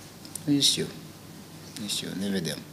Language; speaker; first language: Romanian; non-native, learner; Portuguese